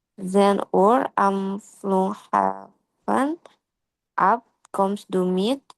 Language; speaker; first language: German; non-native, learner; Indonesian